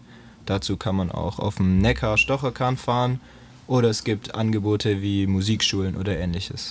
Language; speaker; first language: German; native; German